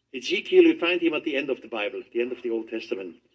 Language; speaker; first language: English; non-native, fluent; German